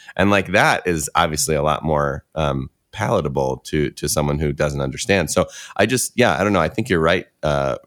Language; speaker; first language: English; native; English